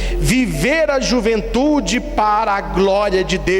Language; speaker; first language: Portuguese; native; Portuguese